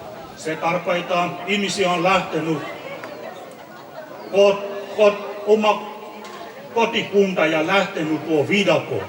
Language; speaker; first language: Finnish; non-native, fluent; Burmese